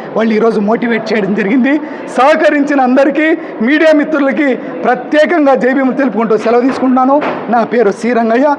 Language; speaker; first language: Telugu; native; Telugu